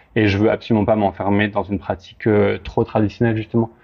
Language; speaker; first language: French; native; French